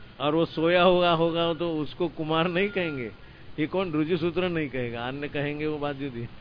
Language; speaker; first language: Hindi; non-native, local second language; Gujarati